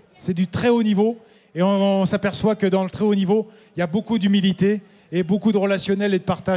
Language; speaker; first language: French; native; French